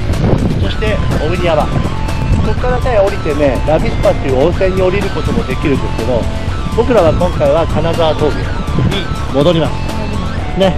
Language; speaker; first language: Japanese; native; Japanese